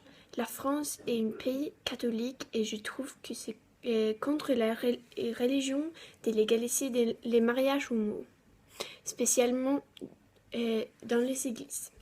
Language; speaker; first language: French; non-native, learner; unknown